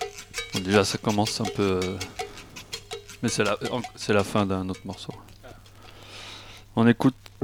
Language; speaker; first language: French; native; French